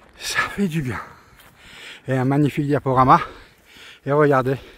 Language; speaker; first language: French; native; French